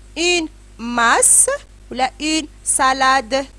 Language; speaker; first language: French; non-native, local second language; Arabic